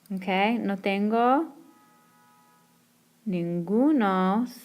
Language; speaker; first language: Spanish; non-native, fluent; English